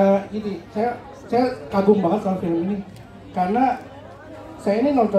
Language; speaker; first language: Indonesian; native; Indonesian